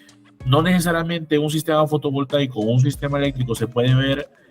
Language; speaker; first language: Spanish; native; Spanish